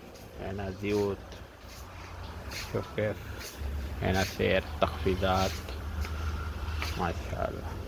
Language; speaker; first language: Arabic; non-native, learner; Urdu